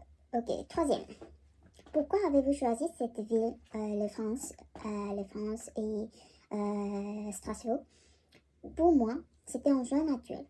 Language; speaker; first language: French; non-native, learner; Korean